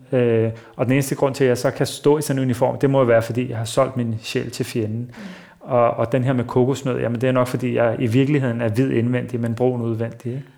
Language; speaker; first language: Danish; early bilingual, other home language; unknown